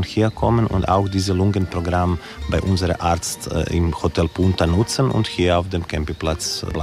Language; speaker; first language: German; non-native, learner; Croatian